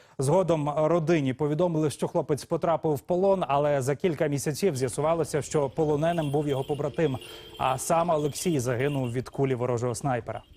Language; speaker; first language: Ukrainian; native; Ukrainian